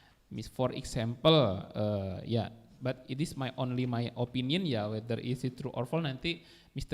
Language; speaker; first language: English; non-native, learner; Indonesian